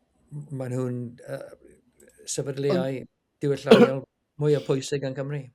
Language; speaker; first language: Welsh; non-native, learner; English